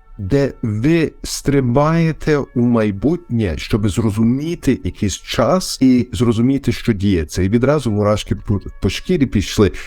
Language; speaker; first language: Ukrainian; early bilingual, heritage; Ukrainian